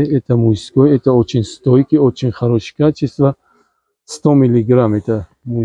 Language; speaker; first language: Russian; non-native, learner; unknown